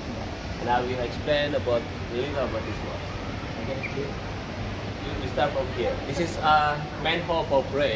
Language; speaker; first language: English; non-native, fluent; Indonesian